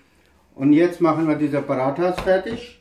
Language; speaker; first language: German; non-native, learner; Urdu